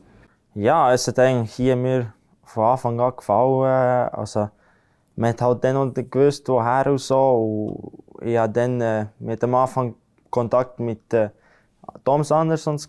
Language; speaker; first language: German; non-native, fluent; Latvian